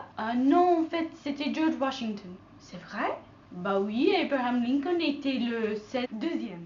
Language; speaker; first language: French; non-native, learner; English